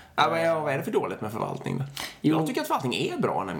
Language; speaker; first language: Swedish; native; Swedish